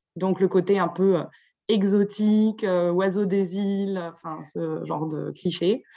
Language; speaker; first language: French; native; French